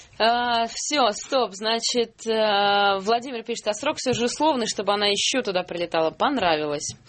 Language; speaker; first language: Russian; native; Russian